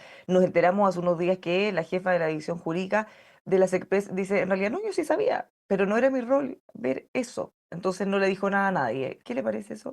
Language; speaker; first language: Spanish; native; Spanish